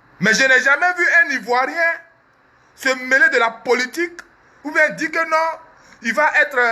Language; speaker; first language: French; early bilingual, other home language; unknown